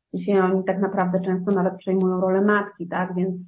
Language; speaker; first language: Polish; native; Polish